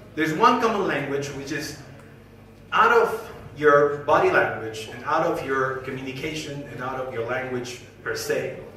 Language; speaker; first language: English; non-native, fluent; Spanish